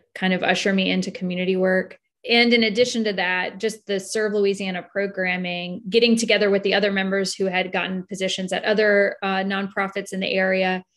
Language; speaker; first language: English; native; English